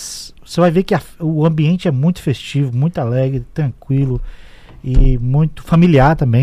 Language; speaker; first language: Portuguese; native; Portuguese